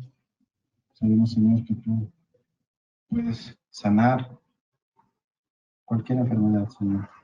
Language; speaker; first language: Spanish; native; Spanish